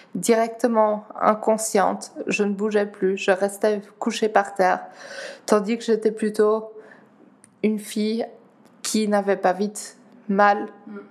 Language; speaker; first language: French; non-native, fluent; Dutch